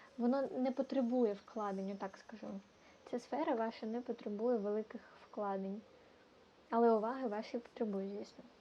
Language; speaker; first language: Ukrainian; non-native, local second language; Russian